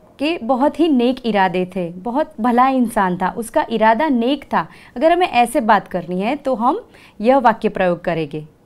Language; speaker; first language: Hindi; non-native, local second language; Gujarati